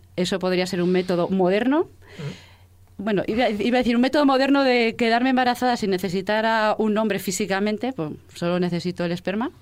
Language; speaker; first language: Spanish; native; Spanish